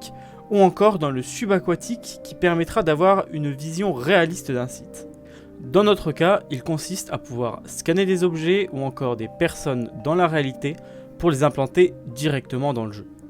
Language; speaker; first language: French; native; French